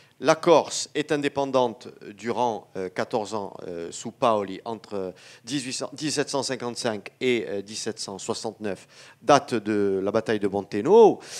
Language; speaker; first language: French; native; French